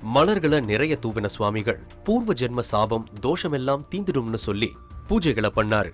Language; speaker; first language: Tamil; native; Tamil